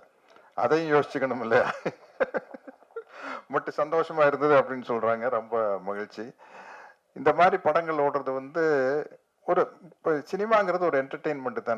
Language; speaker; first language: Tamil; native; Tamil